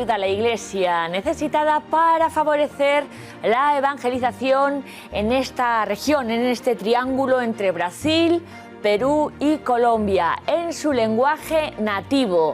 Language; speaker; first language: Spanish; native; Spanish